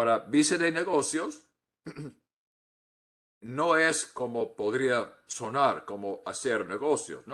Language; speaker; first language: Spanish; non-native, fluent; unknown